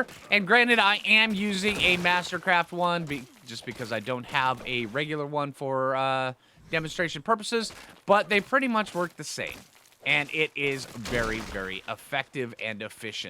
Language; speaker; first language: English; native; English